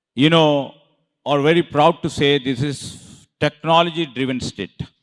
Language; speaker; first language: English; non-native, local second language; Telugu